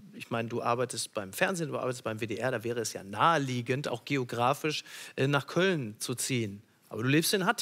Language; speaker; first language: German; native; German